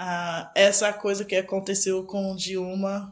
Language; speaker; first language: Portuguese; non-native, fluent; English